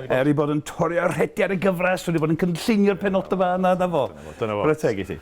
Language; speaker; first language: Welsh; non-native, fluent; English